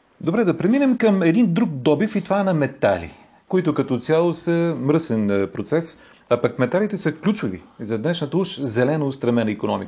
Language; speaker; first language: Bulgarian; native; Bulgarian